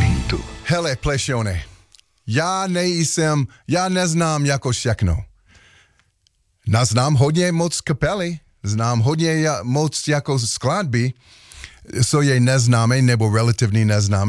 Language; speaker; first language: Czech; non-native, learner; English